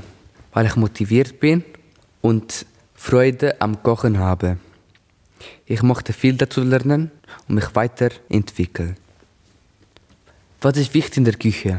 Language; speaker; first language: German; non-native, learner; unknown